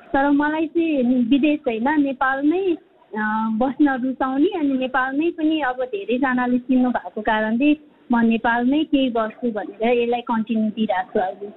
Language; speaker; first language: Nepali; non-native, local second language; Sherpa